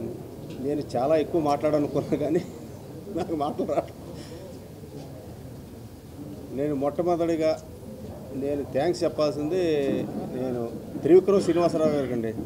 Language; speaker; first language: Telugu; native; Telugu